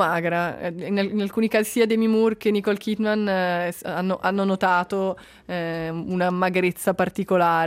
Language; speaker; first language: Italian; native; Italian